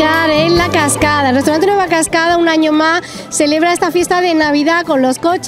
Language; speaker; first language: Spanish; native; Spanish